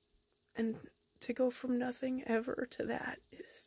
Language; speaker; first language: English; native; English